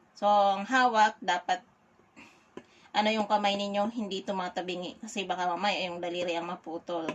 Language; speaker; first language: Filipino; non-native, local second language; Bikol